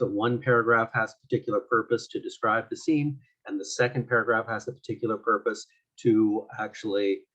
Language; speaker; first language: English; native; English